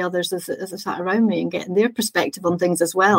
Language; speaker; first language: English; native; English